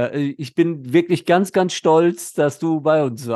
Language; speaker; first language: German; native; German